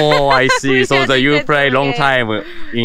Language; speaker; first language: English; non-native, learner; Japanese